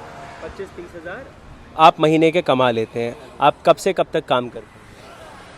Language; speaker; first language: Hindi; native; Hindi